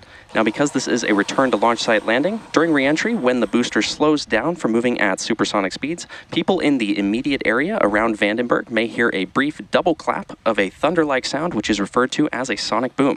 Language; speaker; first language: English; native; English